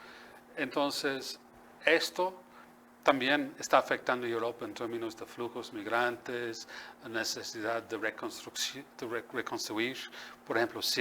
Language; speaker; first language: Spanish; non-native, fluent; English